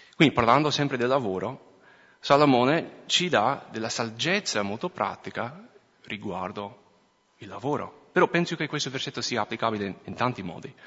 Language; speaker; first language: Italian; non-native, fluent; English